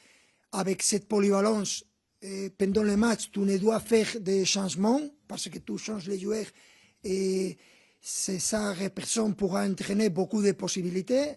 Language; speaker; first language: French; non-native, fluent; Spanish